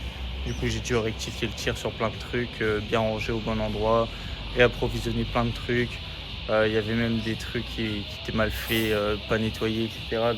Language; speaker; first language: French; native; French